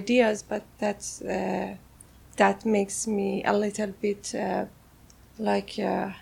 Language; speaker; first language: English; non-native, fluent; Persian